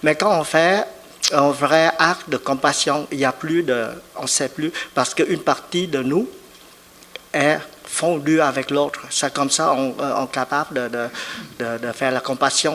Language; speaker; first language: French; non-native, fluent; Vietnamese